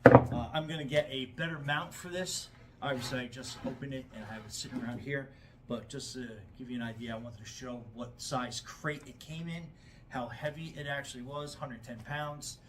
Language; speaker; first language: English; native; English